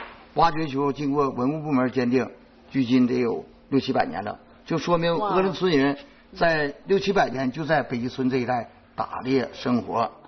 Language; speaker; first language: Chinese; native; Chinese